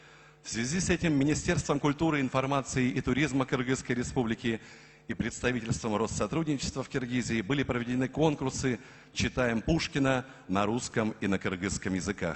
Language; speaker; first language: Russian; native; Russian